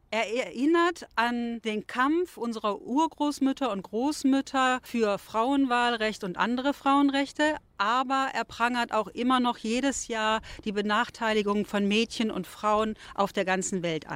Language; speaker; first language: German; native; German